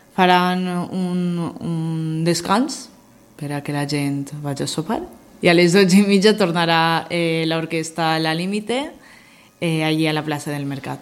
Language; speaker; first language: Catalan; native; Catalan